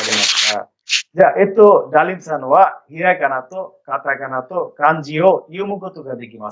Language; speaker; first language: Japanese; non-native, fluent; Bangla